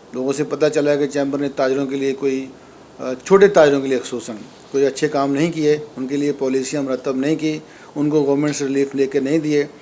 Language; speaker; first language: Urdu; non-native, local second language; Punjabi